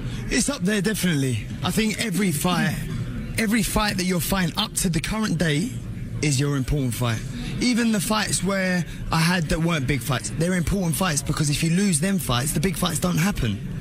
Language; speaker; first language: English; early bilingual, other home language; Spanish